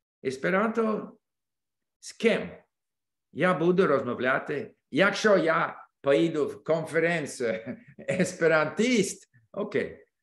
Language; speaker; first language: Ukrainian; non-native, learner; English